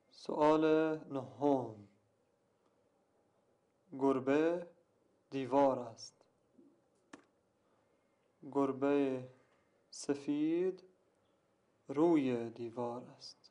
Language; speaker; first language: Persian; non-native, learner; Arabic